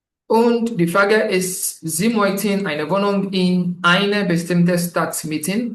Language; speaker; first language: German; non-native, learner; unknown